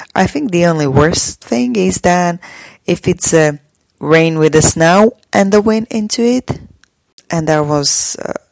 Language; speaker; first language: English; non-native, fluent; Slovak